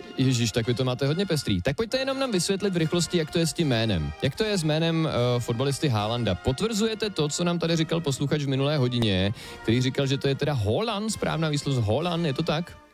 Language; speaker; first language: Czech; native; Czech